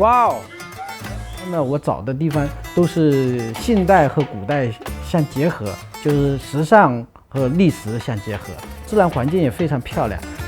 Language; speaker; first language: Chinese; native; Chinese